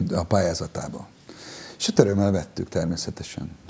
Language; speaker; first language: Hungarian; native; Hungarian